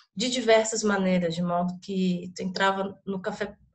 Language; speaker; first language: Portuguese; native; Portuguese